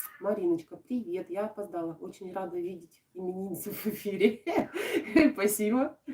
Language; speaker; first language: Russian; native; Russian